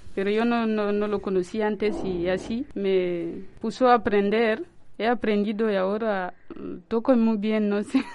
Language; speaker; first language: Spanish; non-native, learner; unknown